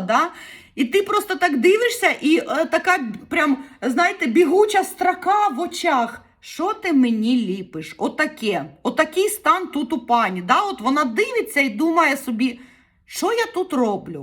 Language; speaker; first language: Ukrainian; native; Ukrainian